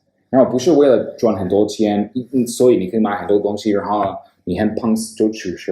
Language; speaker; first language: Chinese; non-native, fluent; English